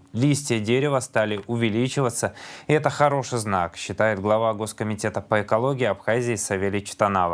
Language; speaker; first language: Russian; native; Russian